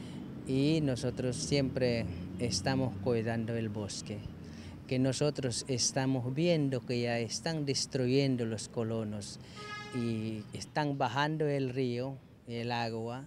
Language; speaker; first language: Spanish; non-native, local second language; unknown